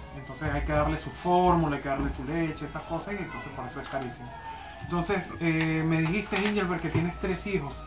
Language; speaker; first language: Spanish; native; Spanish